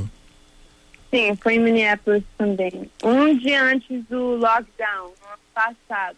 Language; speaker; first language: Portuguese; early bilingual, heritage; Portuguese